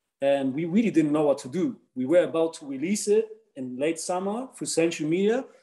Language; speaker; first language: English; non-native, fluent; Dutch